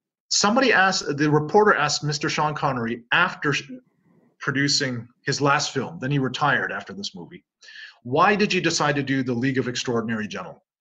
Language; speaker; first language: English; native; English